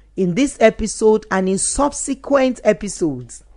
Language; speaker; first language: English; non-native, local second language; Yoruba